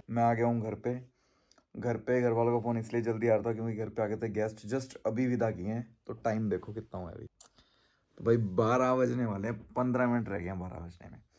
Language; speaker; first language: Hindi; native; Hindi